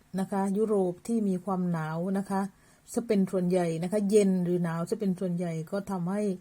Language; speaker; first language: Thai; native; Thai